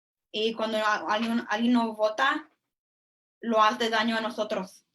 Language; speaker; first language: Spanish; early bilingual, heritage; Spanish